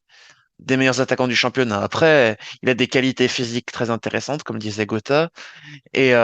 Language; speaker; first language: French; native; French